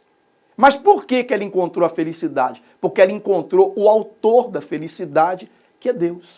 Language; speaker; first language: Portuguese; native; Portuguese